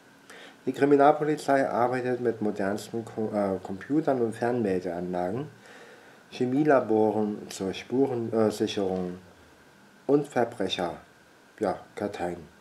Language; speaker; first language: German; native; German